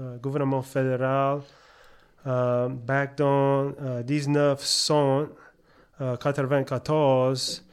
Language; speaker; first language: French; early bilingual, heritage; French